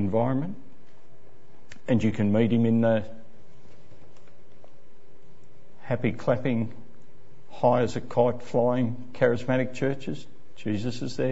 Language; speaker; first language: English; native; English